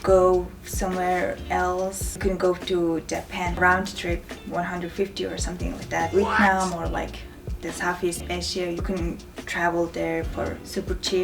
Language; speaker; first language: English; non-native, fluent; Mongolian